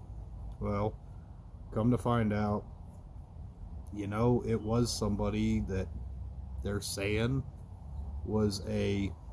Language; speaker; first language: English; native; English